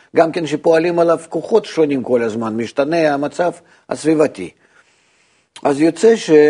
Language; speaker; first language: Hebrew; non-native, fluent; Russian